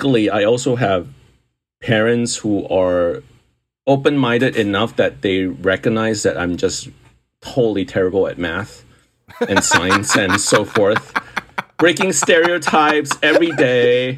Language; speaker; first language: English; non-native, local second language; Cantonese